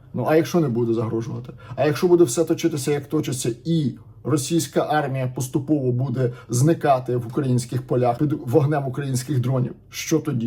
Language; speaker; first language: Ukrainian; native; Ukrainian